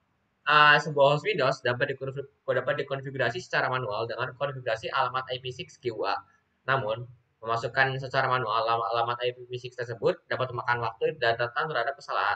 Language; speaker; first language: Indonesian; native; Indonesian